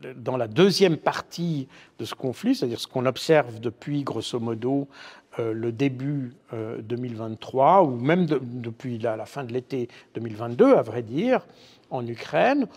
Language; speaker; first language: French; native; French